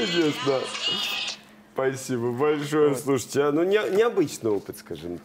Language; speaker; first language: Russian; native; Russian